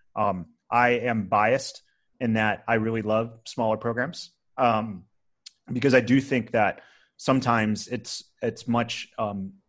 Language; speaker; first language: English; native; English